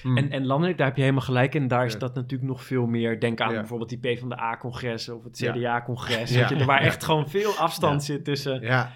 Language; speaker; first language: Dutch; native; Dutch